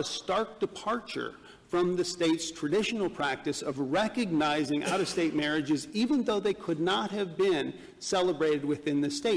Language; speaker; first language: English; native; English